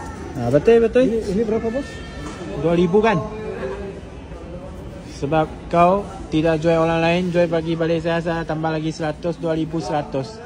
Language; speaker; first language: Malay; non-native, local second language; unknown